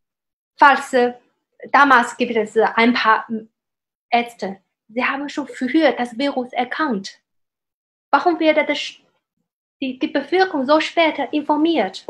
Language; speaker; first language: German; non-native, fluent; Chinese